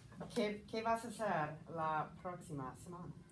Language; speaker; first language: Spanish; non-native, learner; English